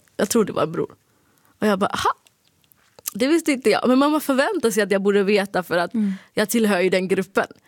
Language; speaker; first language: Swedish; early bilingual, other home language; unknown